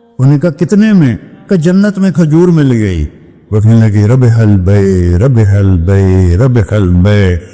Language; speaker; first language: Urdu; non-native, local second language; Punjabi